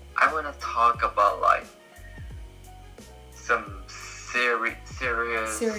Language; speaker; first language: English; non-native, learner; Korean